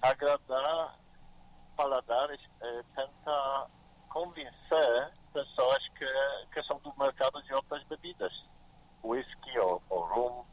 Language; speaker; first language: Portuguese; non-native, learner; Polish